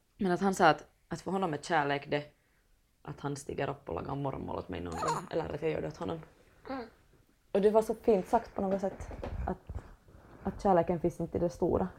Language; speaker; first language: Swedish; native; Swedish